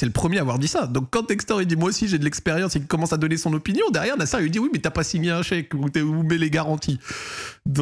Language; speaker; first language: French; native; French